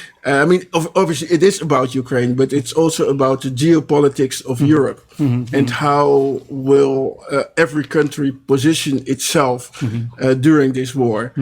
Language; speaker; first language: English; non-native, fluent; Dutch